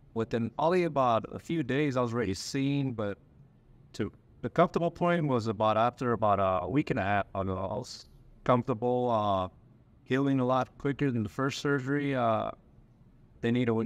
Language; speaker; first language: English; native; English